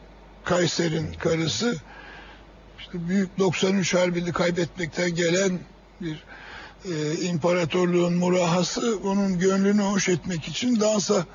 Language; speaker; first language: Turkish; native; Turkish